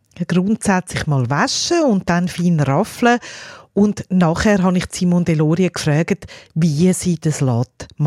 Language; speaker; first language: German; native; German